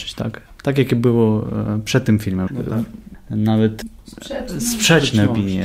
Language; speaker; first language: Polish; non-native, fluent; Ukrainian